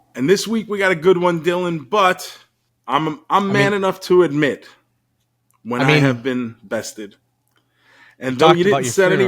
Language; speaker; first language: English; native; English